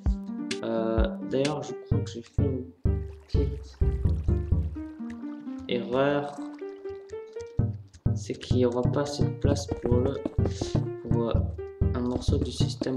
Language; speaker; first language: French; native; French